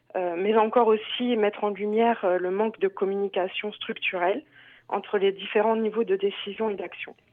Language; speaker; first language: French; native; French